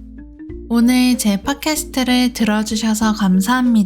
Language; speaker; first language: Korean; native; Korean